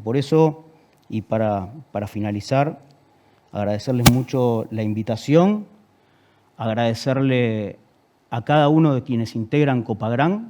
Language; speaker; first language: Spanish; native; Spanish